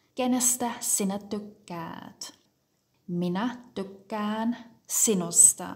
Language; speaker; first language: Finnish; non-native, fluent; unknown